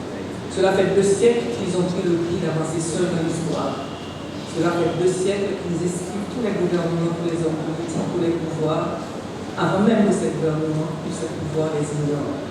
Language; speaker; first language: French; non-native, local second language; Haitian Creole